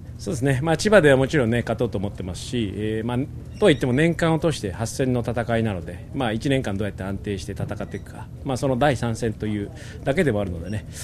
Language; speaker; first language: Japanese; native; Japanese